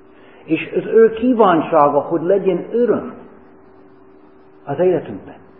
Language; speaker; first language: Hungarian; non-native, fluent; English